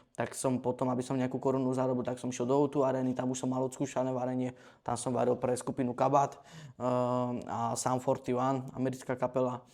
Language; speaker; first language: Slovak; native; Slovak